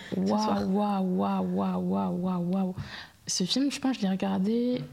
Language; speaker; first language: French; native; French